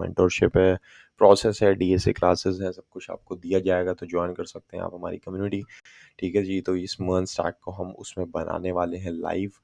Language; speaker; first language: Hindi; native; Hindi